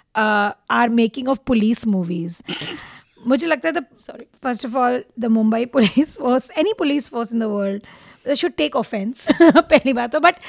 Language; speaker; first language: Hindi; non-native, local second language; Marathi